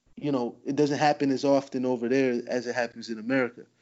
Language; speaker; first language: English; native; English